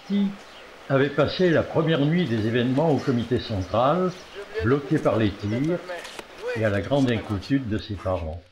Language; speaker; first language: French; native; French